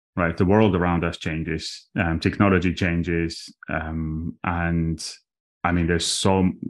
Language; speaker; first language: English; non-native, fluent; Armenian